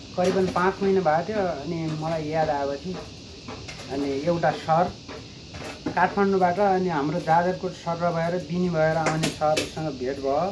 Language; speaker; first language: Nepali; native; Nepali